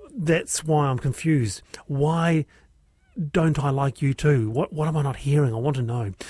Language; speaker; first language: English; native; English